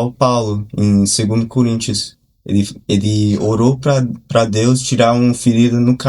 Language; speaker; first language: Portuguese; early bilingual, heritage; Portuguese